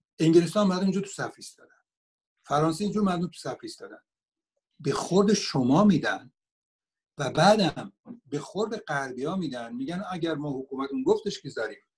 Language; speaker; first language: Persian; native; Persian